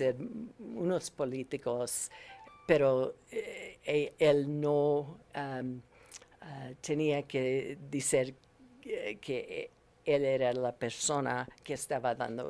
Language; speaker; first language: Spanish; non-native, learner; English